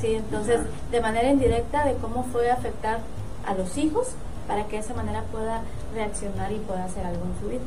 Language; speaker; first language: Spanish; native; Spanish